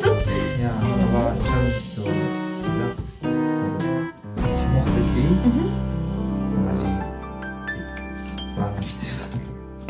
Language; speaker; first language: German; non-native, learner; Japanese